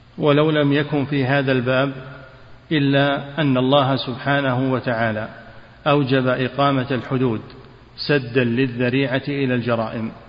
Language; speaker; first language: Arabic; native; Arabic